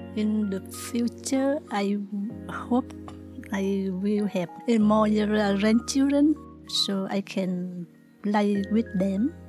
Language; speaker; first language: English; non-native, learner; Vietnamese